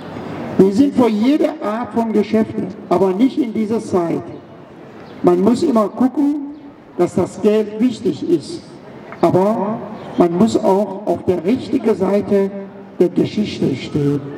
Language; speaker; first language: German; non-native, fluent; Persian